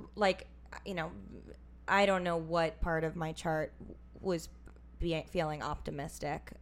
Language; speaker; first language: English; native; English